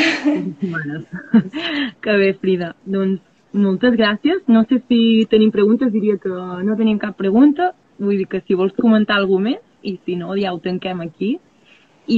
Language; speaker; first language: Catalan; native; Catalan